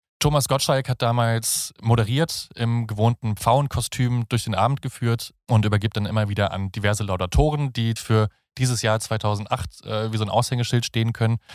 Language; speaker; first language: German; native; German